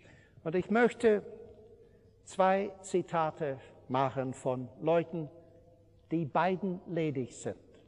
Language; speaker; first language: German; non-native, fluent; English